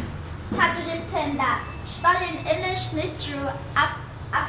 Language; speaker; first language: English; non-native, learner; Vietnamese